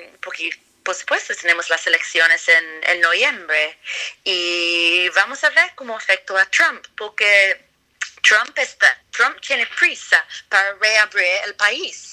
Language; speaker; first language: Spanish; non-native, fluent; English